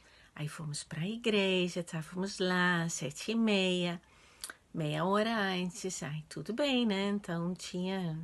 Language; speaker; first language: Portuguese; non-native, fluent; Dutch